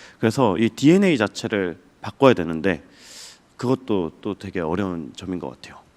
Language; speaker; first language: Korean; native; Korean